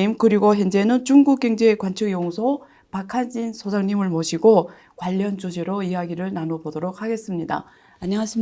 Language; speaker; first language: Korean; native; Korean